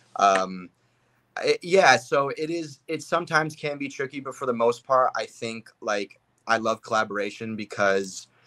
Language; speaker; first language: English; native; English